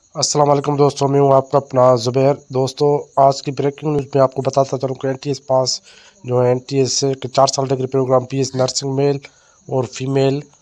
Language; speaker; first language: Urdu; non-native, local second language; Sindhi